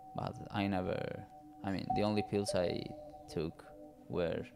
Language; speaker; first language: English; non-native, fluent; Italian